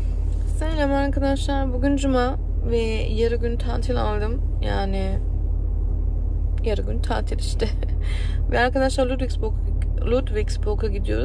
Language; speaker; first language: Turkish; early bilingual, heritage; Turkish